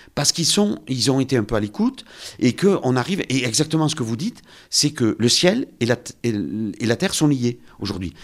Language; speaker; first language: French; native; French